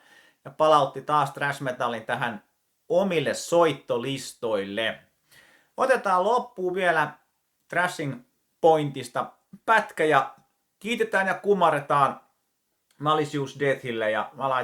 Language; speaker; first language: Finnish; native; Finnish